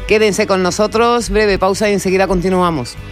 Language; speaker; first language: Spanish; native; Spanish